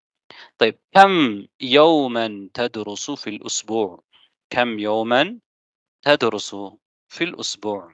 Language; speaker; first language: Arabic; non-native, fluent; Tamil